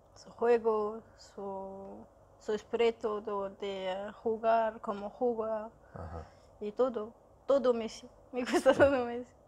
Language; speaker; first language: Spanish; non-native, learner; Arabic